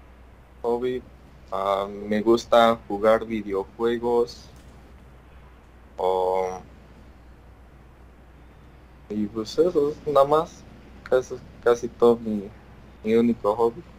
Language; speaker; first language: Spanish; early bilingual, heritage; Spanish